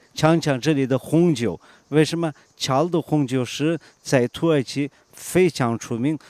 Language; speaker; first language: Chinese; non-native, fluent; Turkish